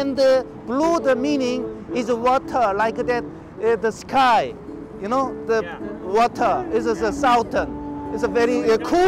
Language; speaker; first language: English; non-native, learner; Korean